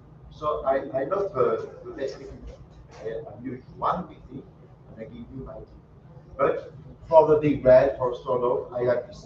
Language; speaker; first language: English; non-native, learner; French